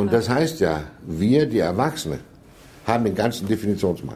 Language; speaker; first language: German; non-native, fluent; Danish